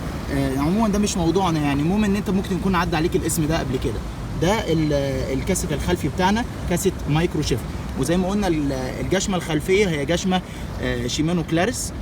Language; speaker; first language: Arabic; native; Arabic